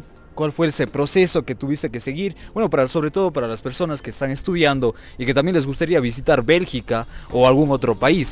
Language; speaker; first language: Spanish; native; Spanish